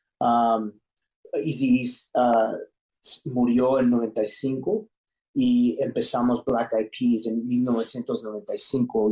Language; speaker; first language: Spanish; early bilingual, heritage; English